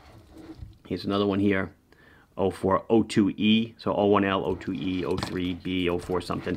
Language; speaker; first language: English; native; English